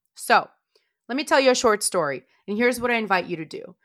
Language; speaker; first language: English; non-native, fluent; Romanian